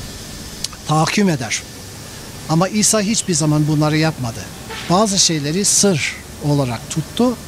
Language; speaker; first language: Turkish; non-native, fluent; English